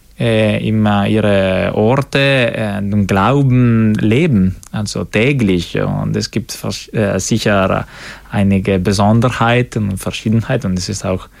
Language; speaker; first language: German; non-native, local second language; Italian